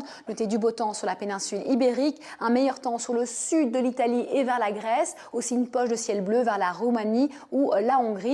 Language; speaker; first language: French; native; French